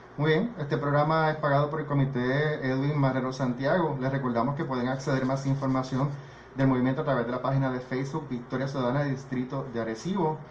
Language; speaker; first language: Spanish; native; Spanish